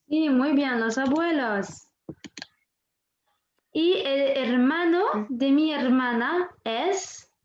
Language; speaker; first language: Spanish; non-native, fluent; French